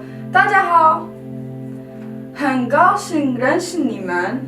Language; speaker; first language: Chinese; non-native, learner; English